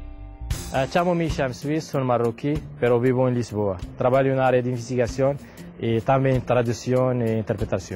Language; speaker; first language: Portuguese; non-native, fluent; Arabic